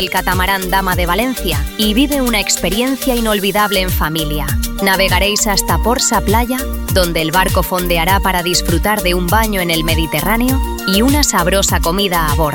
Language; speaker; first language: Spanish; native; Spanish